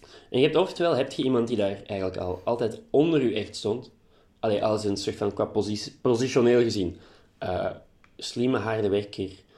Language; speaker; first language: Dutch; native; Dutch